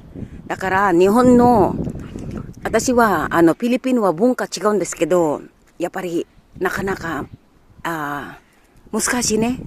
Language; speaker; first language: Japanese; non-native, learner; Filipino